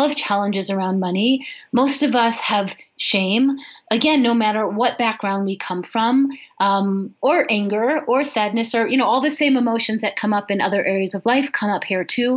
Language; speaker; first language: English; native; English